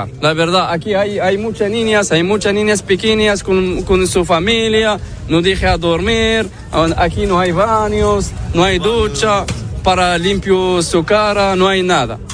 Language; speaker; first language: Spanish; non-native, learner; Arabic